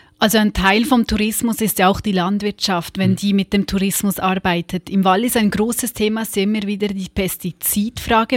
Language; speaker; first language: German; native; German